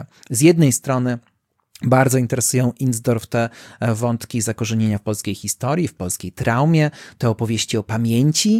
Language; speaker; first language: Polish; native; Polish